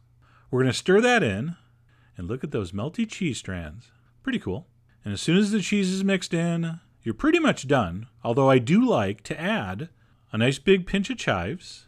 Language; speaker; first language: English; native; English